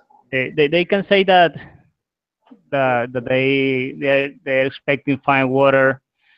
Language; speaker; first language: English; non-native, learner; Spanish